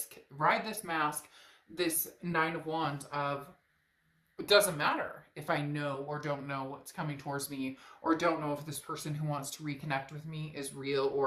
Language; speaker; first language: English; native; English